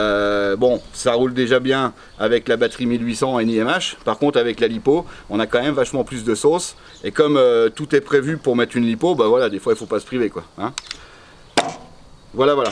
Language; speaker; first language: French; native; French